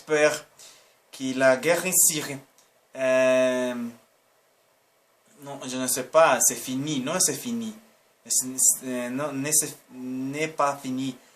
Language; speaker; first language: French; non-native, learner; Portuguese